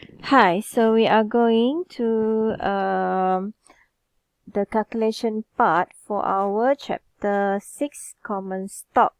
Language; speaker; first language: English; non-native, local second language; Malay